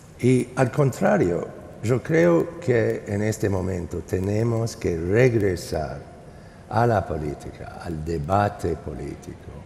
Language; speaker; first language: Spanish; non-native, fluent; English